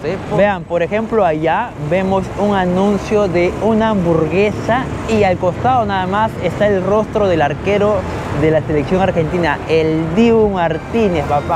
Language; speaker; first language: Spanish; native; Spanish